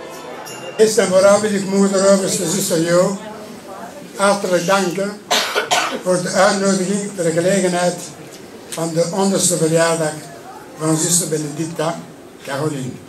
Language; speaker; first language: Dutch; early bilingual, other home language; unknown